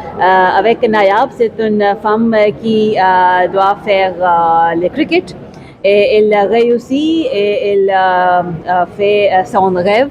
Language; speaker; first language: French; non-native, fluent; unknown